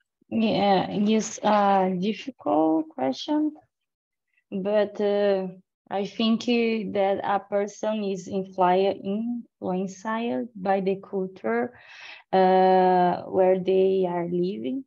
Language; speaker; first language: English; non-native, learner; Portuguese